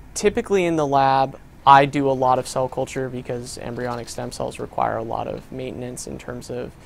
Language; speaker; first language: English; native; English